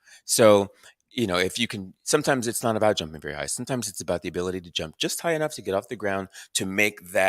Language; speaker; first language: English; native; English